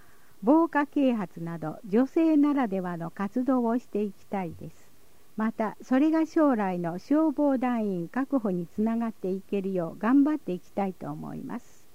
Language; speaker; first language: Japanese; native; Japanese